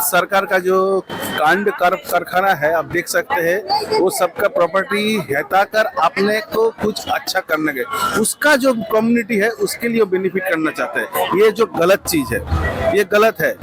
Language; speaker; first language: Hindi; non-native, local second language; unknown